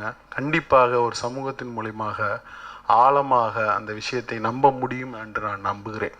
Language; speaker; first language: Tamil; native; Tamil